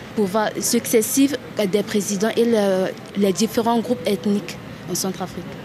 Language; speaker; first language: French; non-native, local second language; Sango